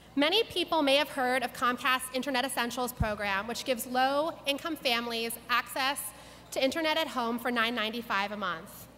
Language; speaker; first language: English; native; English